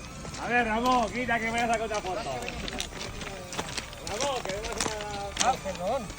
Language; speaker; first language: Spanish; native; Spanish